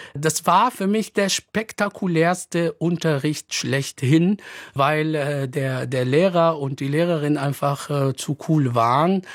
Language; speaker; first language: German; non-native, fluent; Arabic